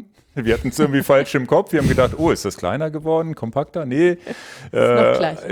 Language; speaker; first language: German; native; German